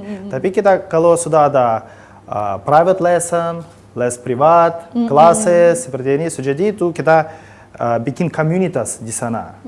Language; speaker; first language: Indonesian; non-native, learner; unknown